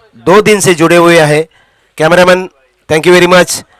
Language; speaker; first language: Hindi; non-native, local second language; Marathi